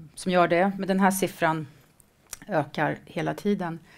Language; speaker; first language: Swedish; native; Swedish